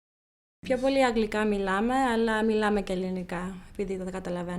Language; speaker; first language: Greek; early bilingual, heritage; Greek